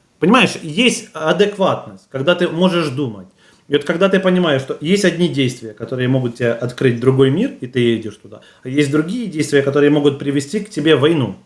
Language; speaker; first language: Russian; native; Russian